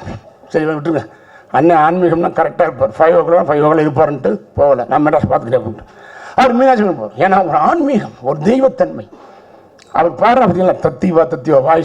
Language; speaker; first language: Tamil; native; Tamil